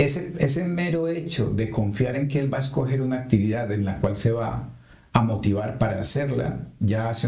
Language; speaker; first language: Spanish; native; Spanish